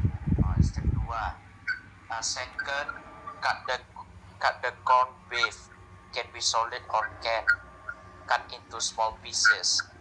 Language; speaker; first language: English; non-native, learner; Indonesian